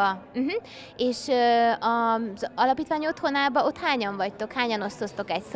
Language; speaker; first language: Hungarian; native; Hungarian